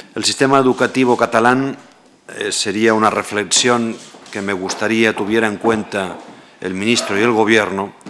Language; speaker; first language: Spanish; non-native, local second language; Catalan